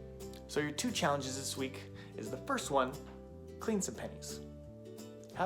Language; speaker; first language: English; native; English